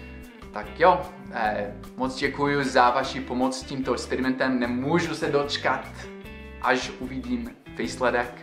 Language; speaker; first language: Czech; non-native, fluent; English